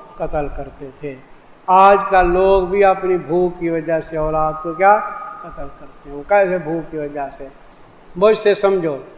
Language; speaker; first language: Urdu; non-native, local second language; Saraiki